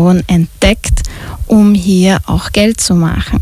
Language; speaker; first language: German; native; German